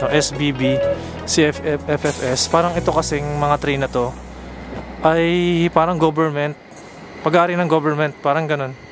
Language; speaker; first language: Filipino; native; Filipino